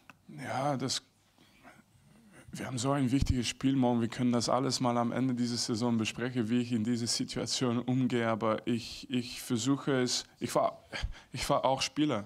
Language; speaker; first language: German; non-native, fluent; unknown